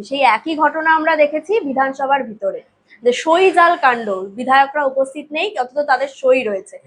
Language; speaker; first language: Bangla; native; Bangla